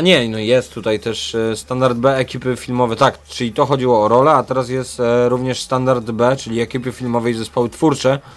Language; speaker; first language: Polish; native; Polish